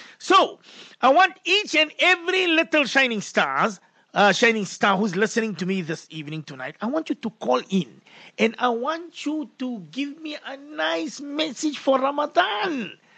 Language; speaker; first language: English; native; English